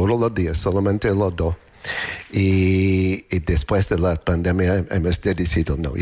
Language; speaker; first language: Spanish; non-native, learner; English